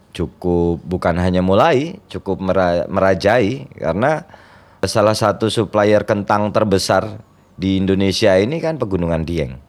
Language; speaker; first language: Indonesian; non-native, local second language; Javanese